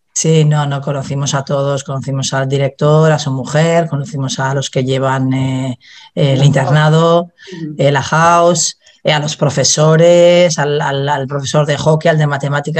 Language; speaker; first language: Spanish; native; Spanish